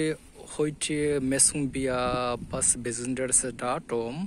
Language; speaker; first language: German; non-native, learner; Bangla